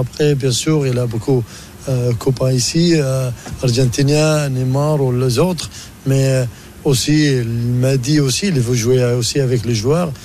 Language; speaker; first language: French; non-native, learner; Arabic